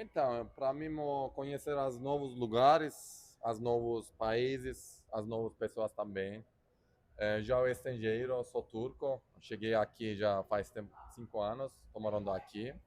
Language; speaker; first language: Portuguese; non-native, learner; Turkish